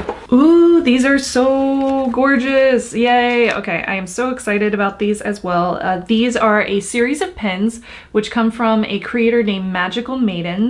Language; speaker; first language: English; native; English